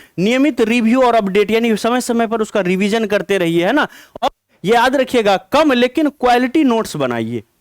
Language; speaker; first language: Hindi; native; Hindi